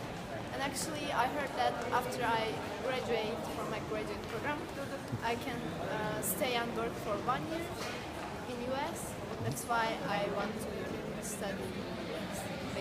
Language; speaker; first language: English; non-native, fluent; Turkish